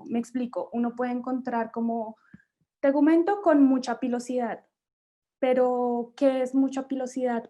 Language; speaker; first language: Spanish; native; Spanish